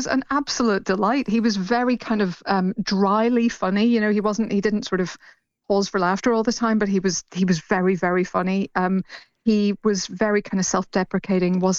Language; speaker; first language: English; native; English